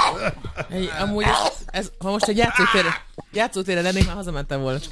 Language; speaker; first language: Hungarian; native; Hungarian